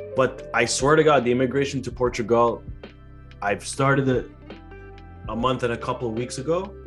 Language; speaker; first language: English; early bilingual, other home language; Arabic